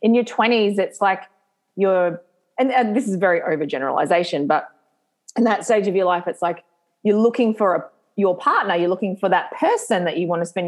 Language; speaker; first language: English; native; English